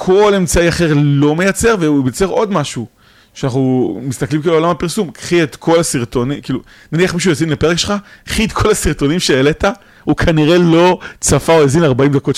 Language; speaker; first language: Hebrew; native; Hebrew